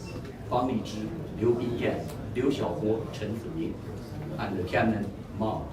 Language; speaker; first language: Chinese; native; Chinese